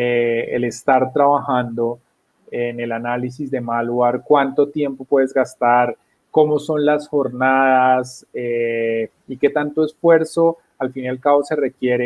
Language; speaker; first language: Spanish; native; Spanish